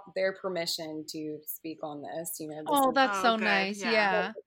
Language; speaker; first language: English; native; English